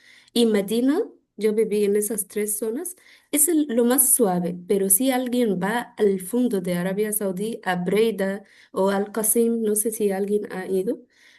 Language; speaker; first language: Spanish; non-native, fluent; Arabic